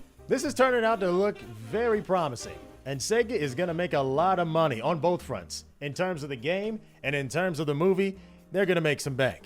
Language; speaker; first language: English; native; English